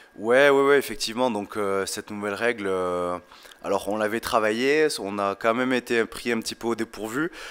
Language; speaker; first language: French; native; French